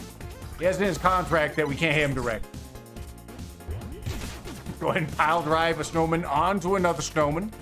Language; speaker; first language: English; native; English